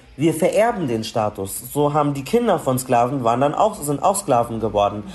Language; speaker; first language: German; early bilingual, other home language; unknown